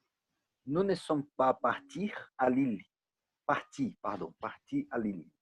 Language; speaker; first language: French; non-native, learner; Portuguese